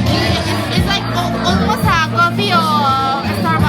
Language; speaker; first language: English; non-native, fluent; Spanish